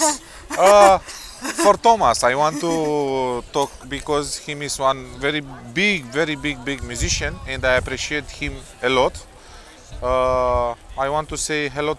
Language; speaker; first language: English; non-native, learner; Romanian